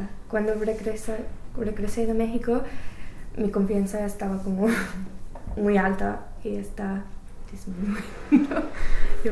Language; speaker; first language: Spanish; non-native, learner; English